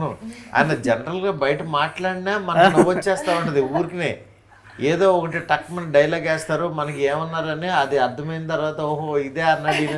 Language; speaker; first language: Telugu; native; Telugu